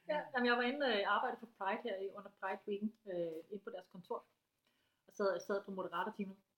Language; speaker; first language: Danish; native; Danish